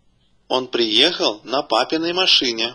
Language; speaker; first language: Russian; native; Russian